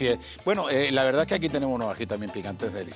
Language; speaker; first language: Spanish; native; Spanish